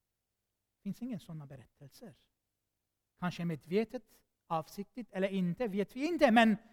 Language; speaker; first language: Swedish; non-native, fluent; Armenian